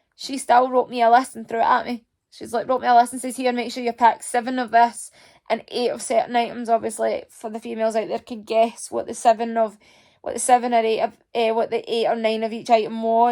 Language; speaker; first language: English; native; English